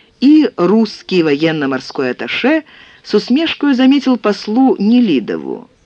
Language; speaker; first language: Russian; native; Russian